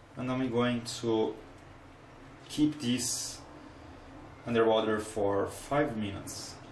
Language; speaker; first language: English; non-native, fluent; Portuguese